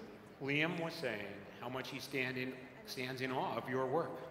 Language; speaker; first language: English; native; English